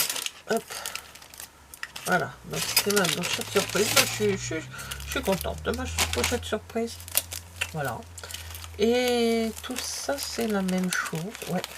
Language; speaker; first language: French; native; French